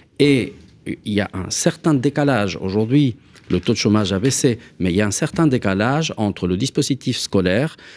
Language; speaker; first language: French; non-native, fluent; Spanish